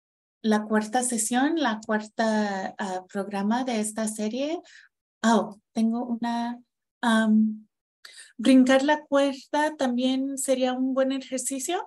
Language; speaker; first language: Spanish; non-native, fluent; English